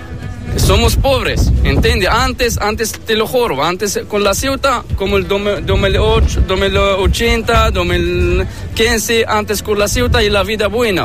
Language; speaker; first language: Spanish; non-native, learner; Arabic